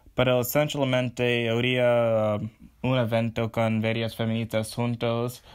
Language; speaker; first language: Spanish; non-native, learner; English